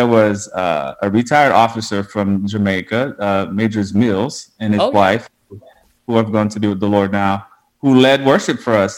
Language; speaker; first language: English; non-native, fluent; Haitian Creole